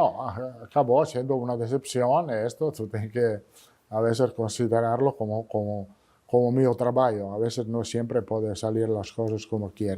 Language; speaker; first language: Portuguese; non-native, fluent; Italian